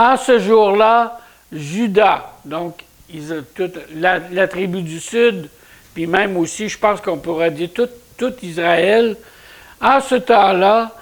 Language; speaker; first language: French; native; French